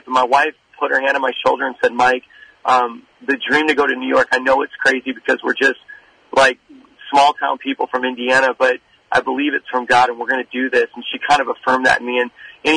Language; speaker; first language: English; native; English